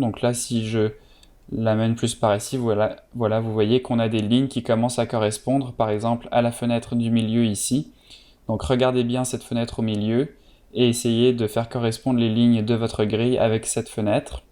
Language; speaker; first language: French; native; French